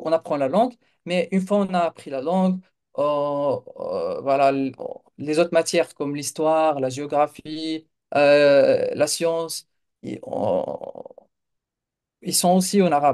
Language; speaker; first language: French; non-native, local second language; Kabyle